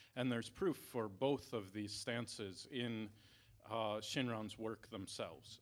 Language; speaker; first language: English; native; English